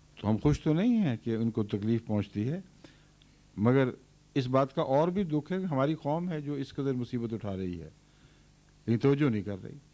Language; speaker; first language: Urdu; native; Urdu